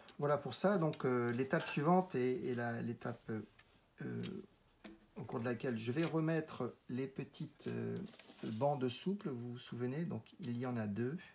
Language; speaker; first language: French; native; French